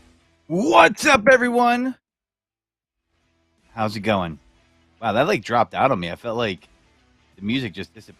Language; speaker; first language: English; native; English